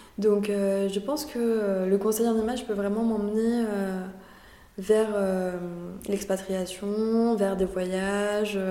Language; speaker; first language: French; early bilingual, other home language; Spanish